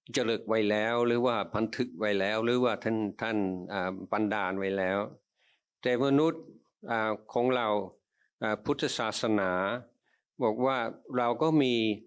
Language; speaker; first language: Thai; non-native, fluent; English